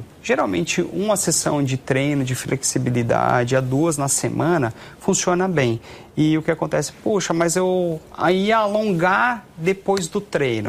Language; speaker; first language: Portuguese; native; Portuguese